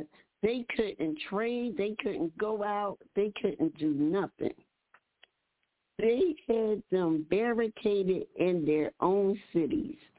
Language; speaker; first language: English; native; English